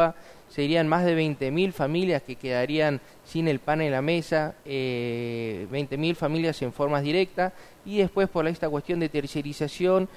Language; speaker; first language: Spanish; native; Spanish